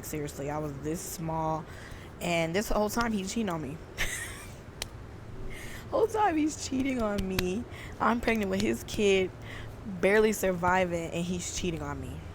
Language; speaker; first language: English; native; English